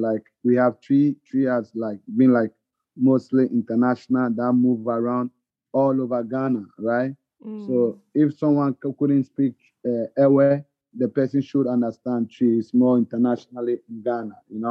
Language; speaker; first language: English; non-native, local second language; Ga